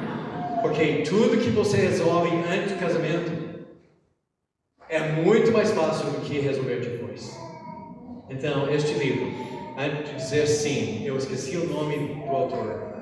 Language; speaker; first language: Portuguese; non-native, fluent; English